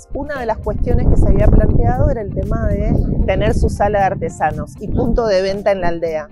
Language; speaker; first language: Spanish; native; Spanish